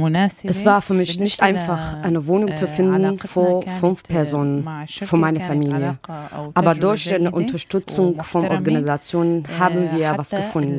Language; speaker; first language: German; non-native, learner; Arabic